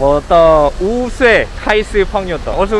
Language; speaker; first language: Chinese; non-native, learner; Korean